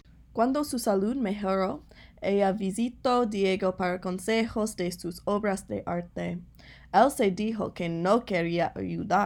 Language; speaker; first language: Spanish; non-native, learner; English